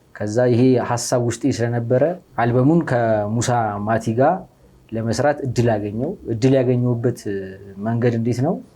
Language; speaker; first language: Amharic; native; Amharic